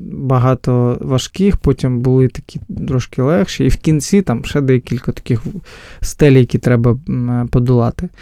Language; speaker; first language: Ukrainian; non-native, local second language; Russian